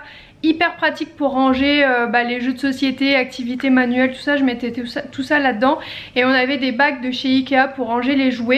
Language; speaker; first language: French; native; French